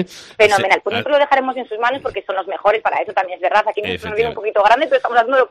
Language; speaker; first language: Spanish; native; Spanish